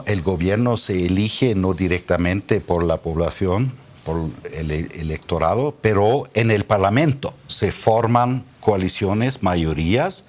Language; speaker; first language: Spanish; non-native, fluent; German